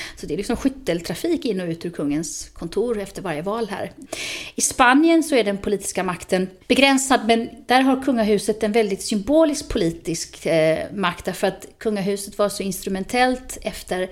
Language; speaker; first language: Swedish; native; Swedish